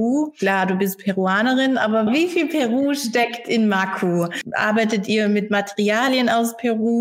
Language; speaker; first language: German; native; German